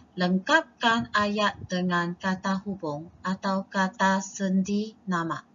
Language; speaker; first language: Indonesian; non-native, local second language; Chinese